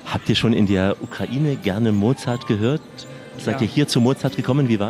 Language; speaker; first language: German; native; German